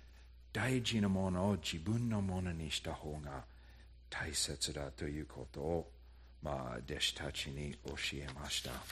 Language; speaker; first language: Japanese; non-native, fluent; English